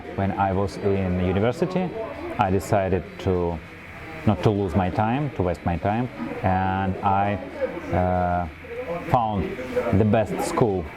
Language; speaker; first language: English; non-native, fluent; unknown